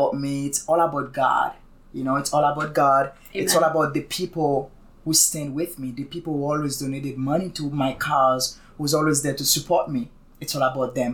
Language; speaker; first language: English; non-native, fluent; Haitian Creole